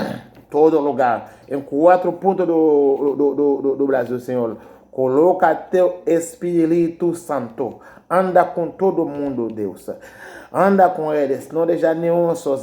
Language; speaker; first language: Portuguese; non-native, learner; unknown